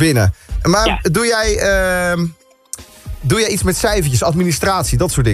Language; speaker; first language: Dutch; native; Dutch